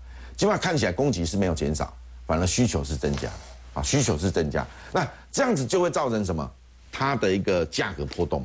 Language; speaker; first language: Chinese; native; Chinese